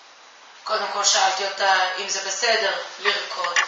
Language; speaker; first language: Hebrew; non-native, fluent; Japanese